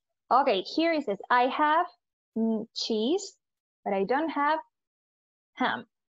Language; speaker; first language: English; non-native, fluent; Spanish